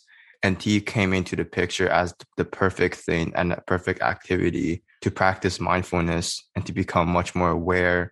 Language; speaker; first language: English; native; English